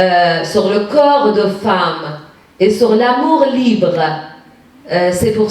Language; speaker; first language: French; non-native, fluent; Persian